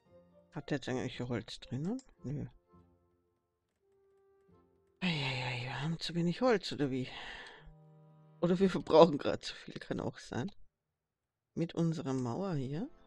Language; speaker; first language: German; native; German